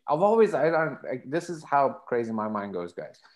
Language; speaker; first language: English; non-native, fluent; Persian